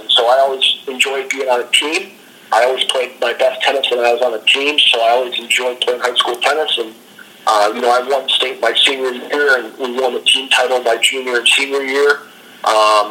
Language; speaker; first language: English; native; English